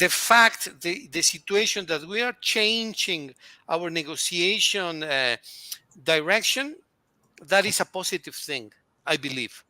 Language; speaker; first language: English; non-native, fluent; Spanish